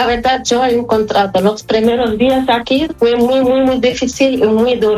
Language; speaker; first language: Spanish; non-native, learner; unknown